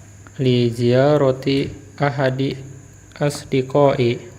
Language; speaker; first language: Arabic; non-native, learner; Indonesian